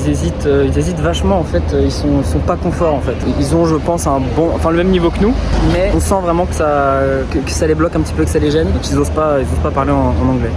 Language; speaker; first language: French; native; French